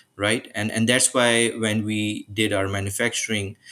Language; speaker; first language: English; non-native, local second language; Urdu